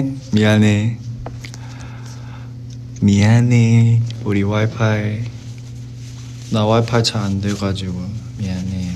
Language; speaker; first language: Korean; non-native, fluent; Chinese